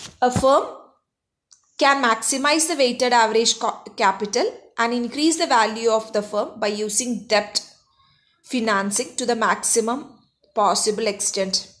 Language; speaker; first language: English; non-native, local second language; Malayalam